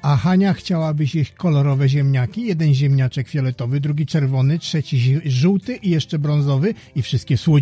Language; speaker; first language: Polish; native; Polish